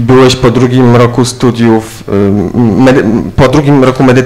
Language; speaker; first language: Polish; native; Polish